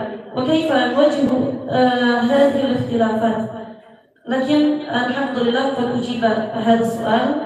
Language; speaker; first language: Arabic; non-native, fluent; Indonesian